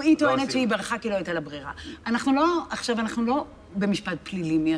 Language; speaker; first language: Hebrew; native; Hebrew